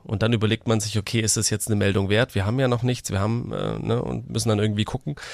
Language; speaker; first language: German; native; German